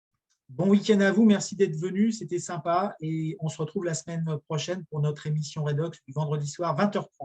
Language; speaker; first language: French; native; French